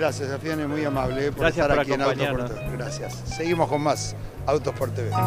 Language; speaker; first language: Spanish; native; Spanish